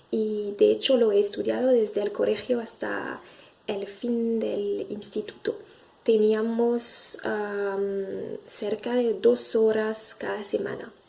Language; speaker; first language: Spanish; non-native, fluent; French